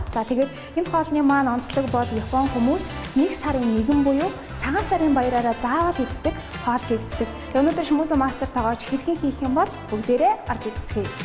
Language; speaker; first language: Mongolian; native; Mongolian